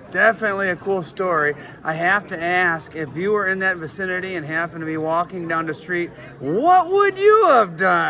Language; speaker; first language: English; native; English